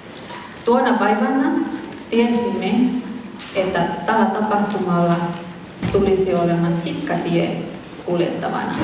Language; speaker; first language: Finnish; non-native, fluent; Spanish